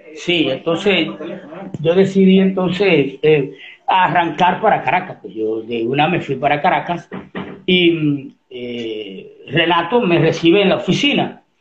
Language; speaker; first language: Spanish; native; Spanish